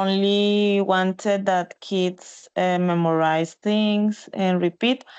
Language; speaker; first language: English; non-native, learner; Spanish